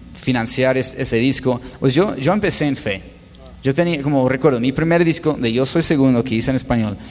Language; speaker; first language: Spanish; non-native, fluent; English